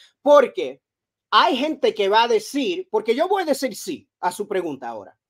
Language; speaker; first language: Spanish; early bilingual, heritage; Spanish